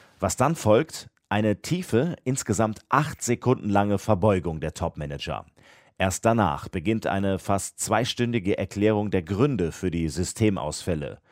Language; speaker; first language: German; native; German